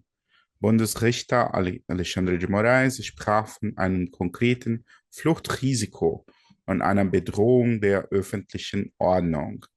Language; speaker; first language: German; non-native, fluent; Portuguese